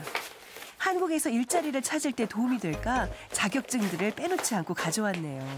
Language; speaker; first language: Korean; native; Korean